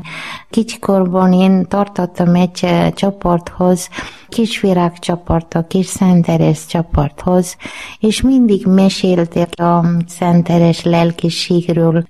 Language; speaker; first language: Hungarian; non-native, learner; Malayalam